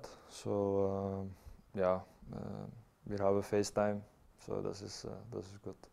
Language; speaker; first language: German; non-native, learner; Dutch